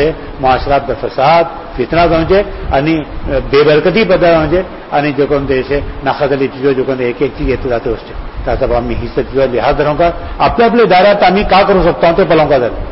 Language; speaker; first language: Marathi; non-native, local second language; Urdu